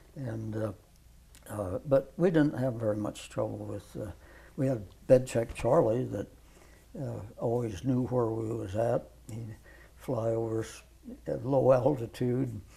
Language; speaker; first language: English; native; English